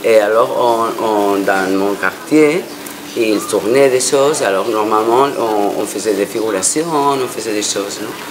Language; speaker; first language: French; non-native, fluent; Spanish